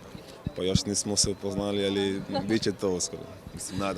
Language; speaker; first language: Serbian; non-native, learner; Portuguese